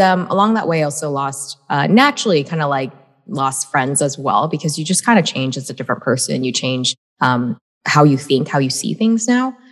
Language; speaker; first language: English; native; English